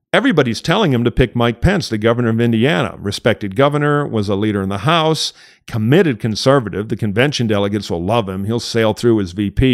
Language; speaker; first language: English; native; English